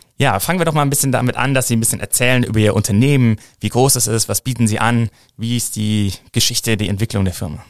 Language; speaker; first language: German; native; German